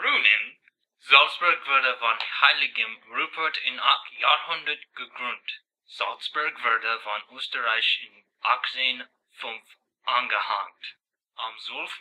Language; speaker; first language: German; non-native, learner; English